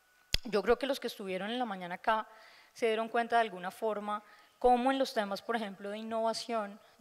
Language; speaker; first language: Spanish; native; Spanish